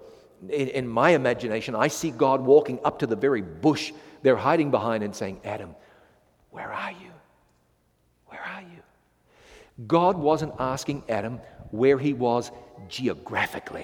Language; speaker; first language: English; native; English